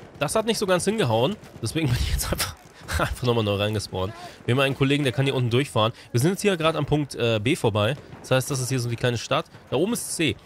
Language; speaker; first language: German; native; German